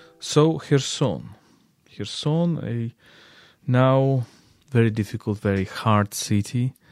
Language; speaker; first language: English; non-native, fluent; Ukrainian